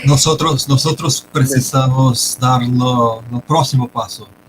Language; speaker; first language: Spanish; non-native, fluent; Portuguese